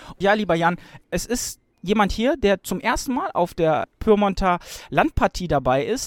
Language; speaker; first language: German; native; German